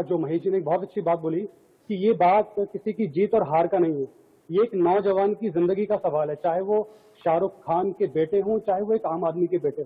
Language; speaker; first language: Hindi; native; Hindi